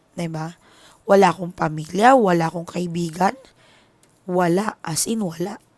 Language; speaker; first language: Filipino; non-native, local second language; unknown